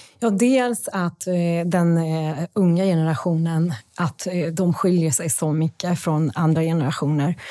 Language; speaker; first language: Swedish; non-native, fluent; Persian